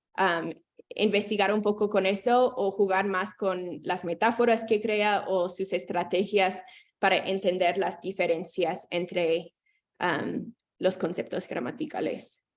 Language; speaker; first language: Spanish; non-native, fluent; English